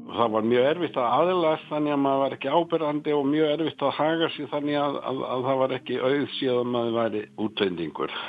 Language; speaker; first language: Icelandic; non-native, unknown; English